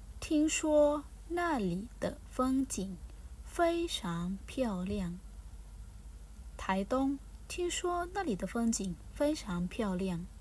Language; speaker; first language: Chinese; non-native, fluent; Thai